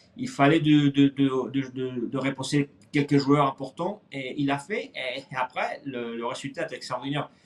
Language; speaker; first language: French; non-native, fluent; Spanish